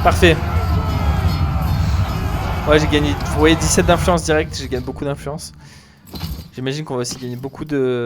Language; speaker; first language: French; native; French